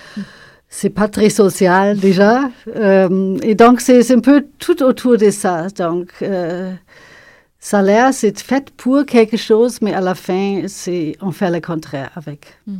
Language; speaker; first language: French; non-native, fluent; German